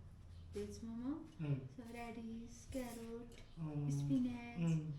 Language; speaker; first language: English; non-native, learner; Nepali